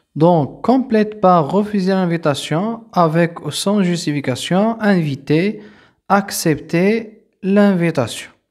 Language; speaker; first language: French; non-native, local second language; Arabic